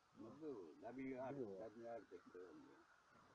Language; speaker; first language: Polish; native; Polish